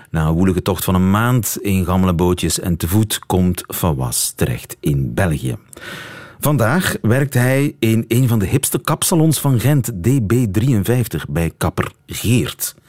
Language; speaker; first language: Dutch; native; Dutch